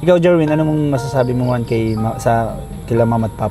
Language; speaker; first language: Filipino; native; Filipino